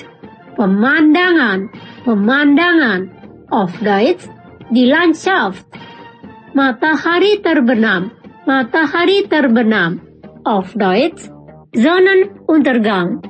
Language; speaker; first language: German; non-native, fluent; Indonesian